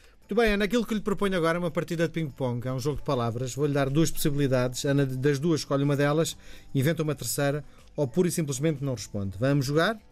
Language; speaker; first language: Portuguese; native; Portuguese